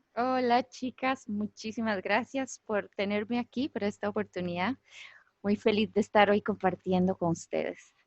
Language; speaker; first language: Spanish; native; Spanish